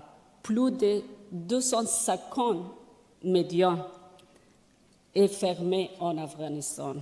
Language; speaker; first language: French; non-native, learner; Persian